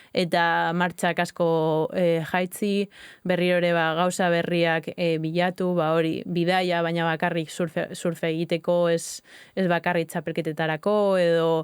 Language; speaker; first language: Basque; native; Basque